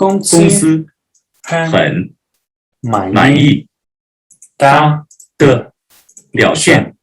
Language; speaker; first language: Chinese; non-native, learner; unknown